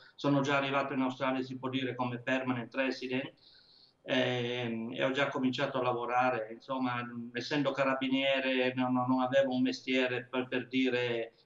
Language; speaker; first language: Italian; native; Italian